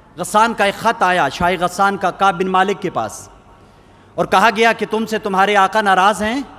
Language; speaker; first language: Urdu; native; Urdu